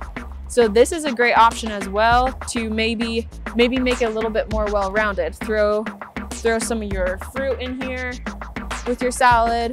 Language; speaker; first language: English; native; English